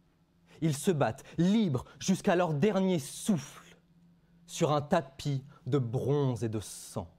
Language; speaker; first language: French; native; French